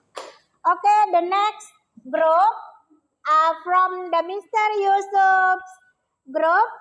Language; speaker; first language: English; non-native, learner; Indonesian